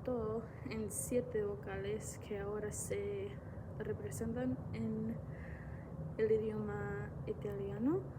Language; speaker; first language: Spanish; non-native, fluent; English